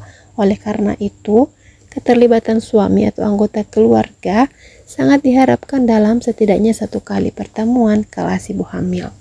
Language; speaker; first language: Indonesian; native; Indonesian